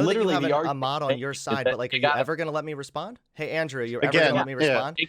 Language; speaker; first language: English; native; English